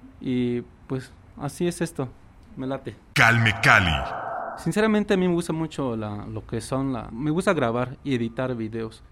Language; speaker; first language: Spanish; non-native, local second language; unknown